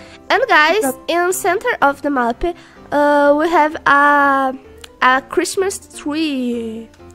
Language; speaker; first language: English; non-native, learner; Portuguese